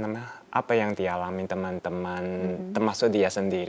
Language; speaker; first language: Indonesian; non-native, fluent; Chinese